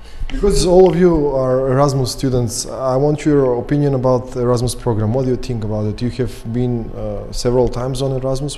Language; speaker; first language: English; non-native, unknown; Macedonian